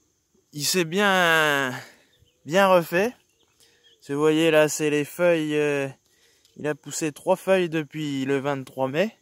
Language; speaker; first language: French; native; French